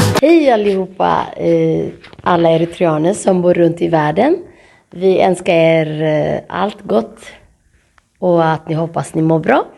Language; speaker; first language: Swedish; non-native, fluent; Tigrinya